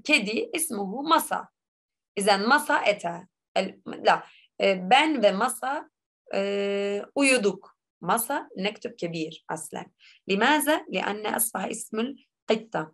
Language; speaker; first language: Arabic; non-native, learner; Turkish